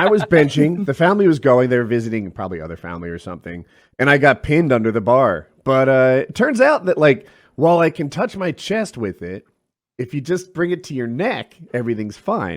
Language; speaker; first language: English; native; English